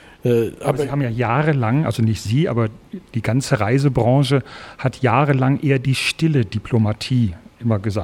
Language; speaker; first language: German; native; German